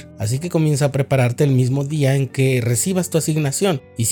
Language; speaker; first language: Spanish; native; Spanish